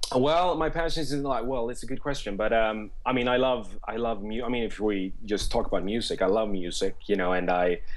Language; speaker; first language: English; non-native, fluent; Swedish